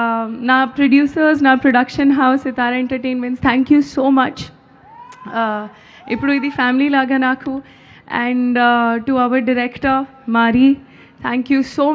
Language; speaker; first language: Telugu; non-native, learner; Hindi